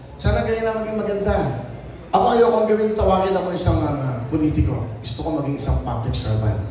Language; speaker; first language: Filipino; native; Filipino